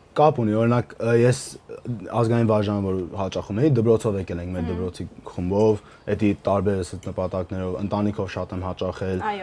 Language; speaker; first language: Armenian; early bilingual, heritage; Armenian